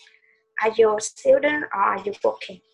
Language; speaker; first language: English; non-native, learner; Vietnamese